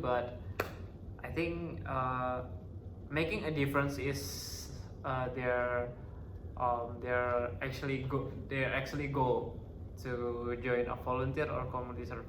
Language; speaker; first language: English; non-native, learner; Indonesian